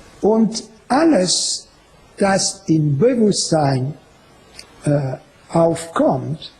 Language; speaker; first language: German; non-native, fluent; French